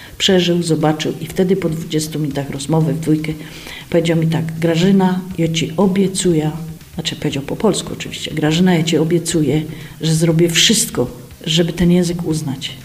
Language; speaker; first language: Polish; native; Polish